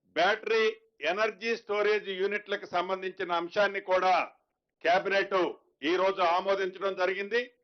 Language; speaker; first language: Telugu; native; Telugu